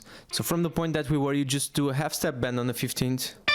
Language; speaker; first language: English; non-native, fluent; Portuguese